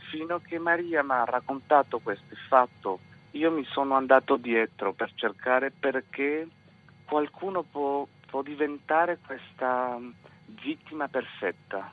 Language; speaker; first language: Italian; non-native, fluent; Spanish